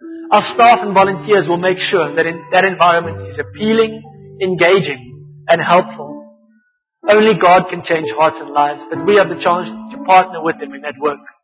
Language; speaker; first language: English; non-native, local second language; Afrikaans